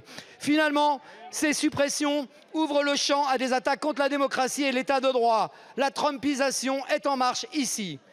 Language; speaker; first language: French; native; French